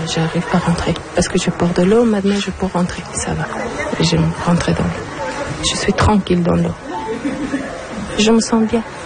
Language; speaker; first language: French; non-native, learner; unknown